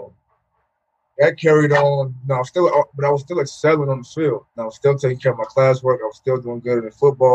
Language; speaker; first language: English; native; English